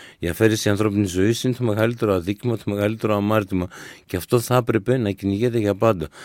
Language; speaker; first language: Greek; native; Greek